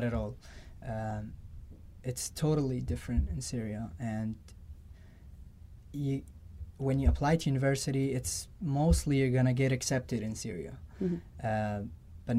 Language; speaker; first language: English; non-native, fluent; Arabic